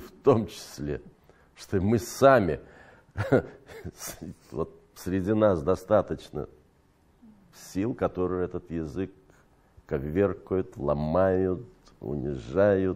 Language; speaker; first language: Russian; native; Russian